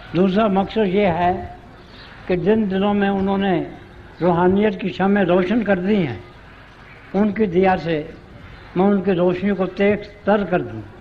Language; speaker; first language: Urdu; non-native, local second language; Punjabi